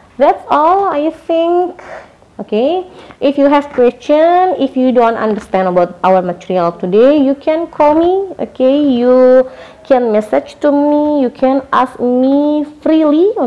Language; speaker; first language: English; non-native, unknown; Indonesian